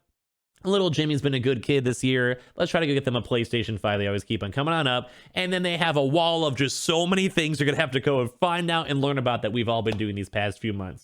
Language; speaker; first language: English; native; English